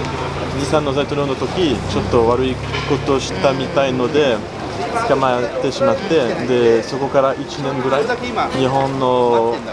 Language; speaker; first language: Japanese; non-native, learner; French